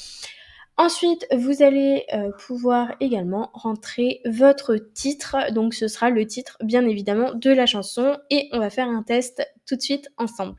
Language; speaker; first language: French; native; French